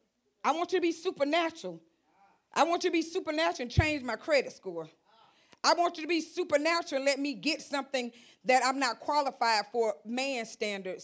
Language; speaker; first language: English; native; English